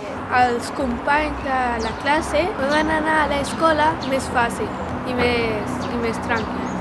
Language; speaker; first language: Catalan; non-native, local second language; Spanish